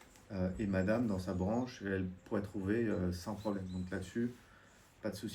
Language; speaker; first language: French; native; French